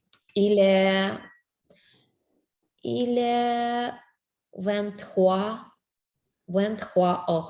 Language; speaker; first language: French; non-native, learner; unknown